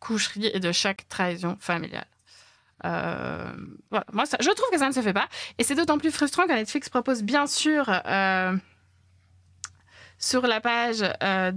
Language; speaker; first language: French; native; French